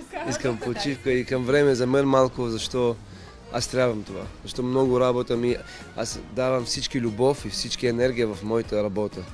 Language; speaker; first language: Bulgarian; non-native, learner; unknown